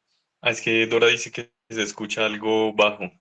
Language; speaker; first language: Spanish; native; Spanish